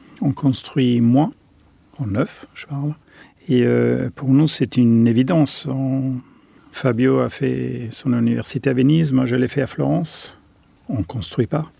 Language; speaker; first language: French; non-native, fluent; German